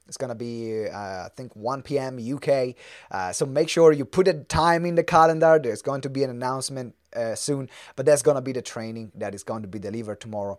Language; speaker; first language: English; non-native, fluent; Italian